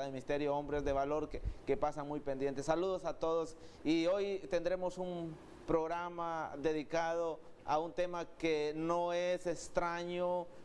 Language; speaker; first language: Spanish; native; Spanish